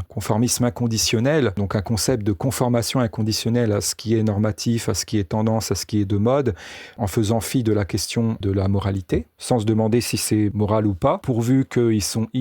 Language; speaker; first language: French; native; French